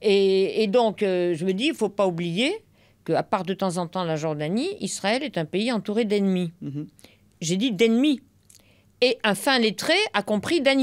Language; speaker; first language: French; native; French